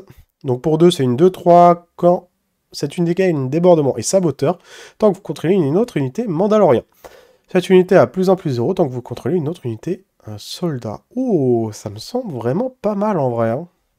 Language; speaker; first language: French; native; French